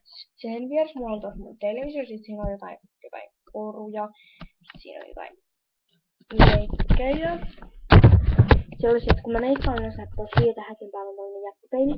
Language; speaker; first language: Finnish; native; Finnish